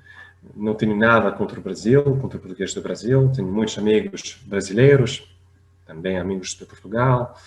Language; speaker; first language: Portuguese; non-native, fluent; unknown